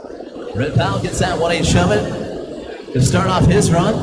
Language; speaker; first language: English; native; English